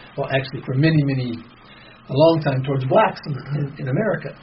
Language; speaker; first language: English; native; English